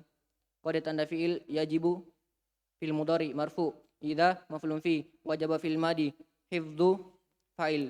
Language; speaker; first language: Arabic; non-native, learner; Indonesian